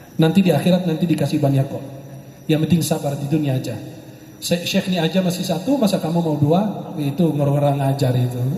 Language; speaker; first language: Indonesian; non-native, fluent; Arabic